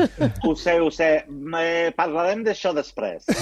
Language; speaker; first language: Catalan; non-native, local second language; Spanish